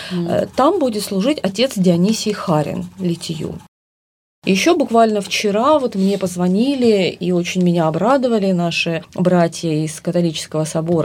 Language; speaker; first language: Russian; native; Russian